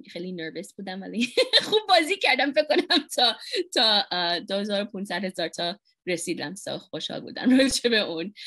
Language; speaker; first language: Persian; early bilingual, heritage; Persian